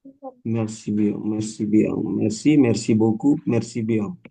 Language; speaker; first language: French; non-native, learner; Indonesian